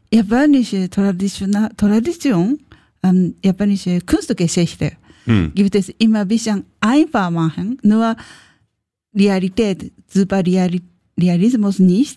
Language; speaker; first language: German; non-native, learner; Japanese